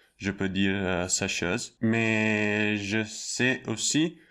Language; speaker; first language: French; non-native, learner; Italian